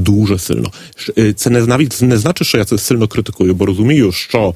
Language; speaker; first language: Polish; non-native, learner; Ukrainian